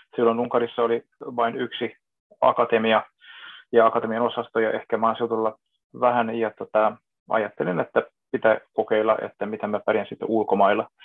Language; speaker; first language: Finnish; non-native, fluent; Hungarian